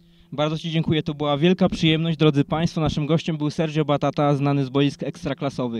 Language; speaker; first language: Polish; native; Polish